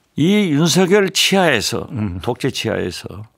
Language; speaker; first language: Korean; native; Korean